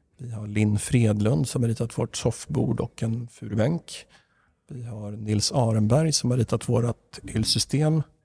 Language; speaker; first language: Swedish; native; Swedish